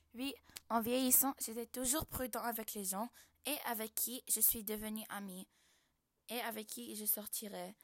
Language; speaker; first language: French; non-native, local second language; Arabic